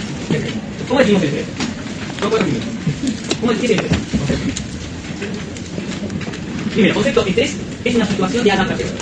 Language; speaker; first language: Spanish; native; Spanish